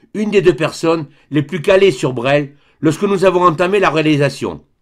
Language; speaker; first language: French; native; French